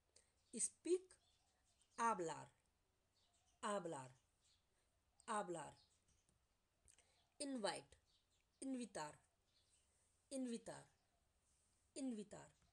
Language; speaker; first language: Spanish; non-native, learner; Hindi